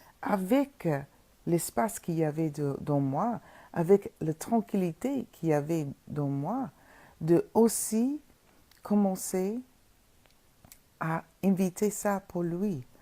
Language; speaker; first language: French; non-native, fluent; English